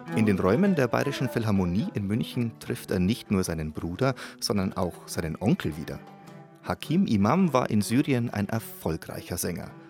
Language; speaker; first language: German; native; German